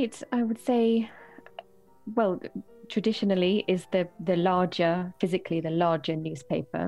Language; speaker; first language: English; native; English